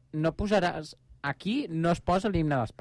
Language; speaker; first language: Catalan; native; Catalan